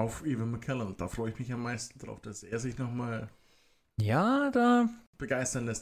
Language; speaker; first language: German; native; German